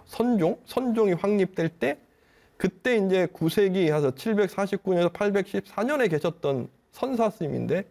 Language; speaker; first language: Korean; native; Korean